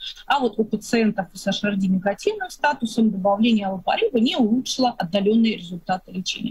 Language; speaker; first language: Russian; native; Russian